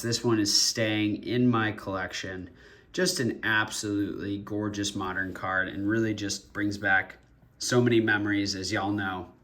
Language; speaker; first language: English; native; English